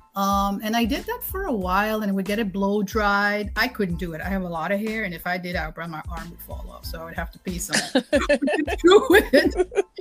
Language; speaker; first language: English; non-native, fluent; Dutch